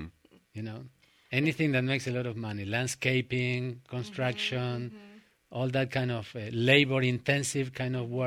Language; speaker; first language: English; non-native, fluent; Spanish